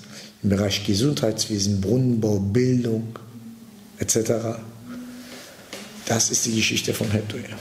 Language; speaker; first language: German; early bilingual, other home language; Turkish